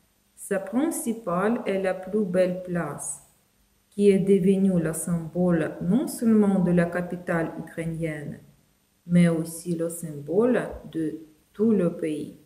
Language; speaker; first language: French; non-native, fluent; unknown